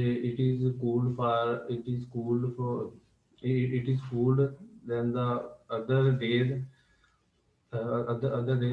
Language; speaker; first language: English; non-native, learner; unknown